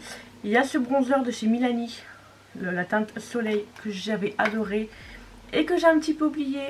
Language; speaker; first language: French; native; French